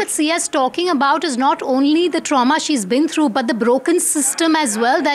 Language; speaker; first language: English; non-native, local second language; Hindi